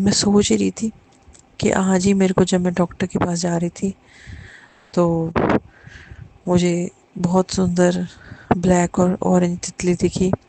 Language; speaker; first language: Hindi; native; Hindi